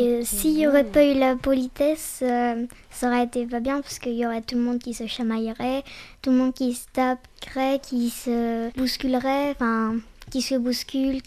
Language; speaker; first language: French; native; French